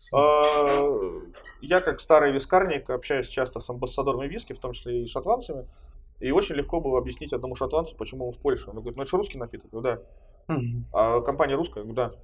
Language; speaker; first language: Russian; native; Russian